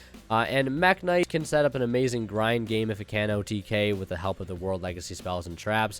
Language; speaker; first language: English; native; English